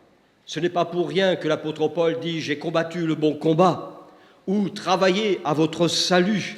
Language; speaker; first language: French; native; French